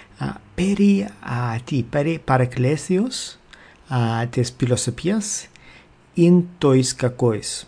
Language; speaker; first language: Greek; non-native, fluent; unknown